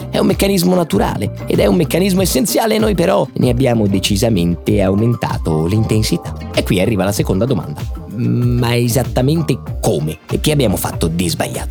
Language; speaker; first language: Italian; native; Italian